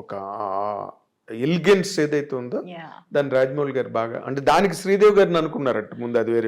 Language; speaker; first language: Telugu; native; Telugu